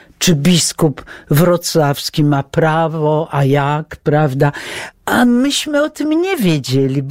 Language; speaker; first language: Polish; early bilingual, heritage; Polish